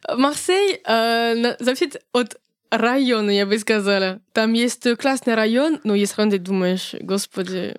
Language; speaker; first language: Russian; non-native, fluent; French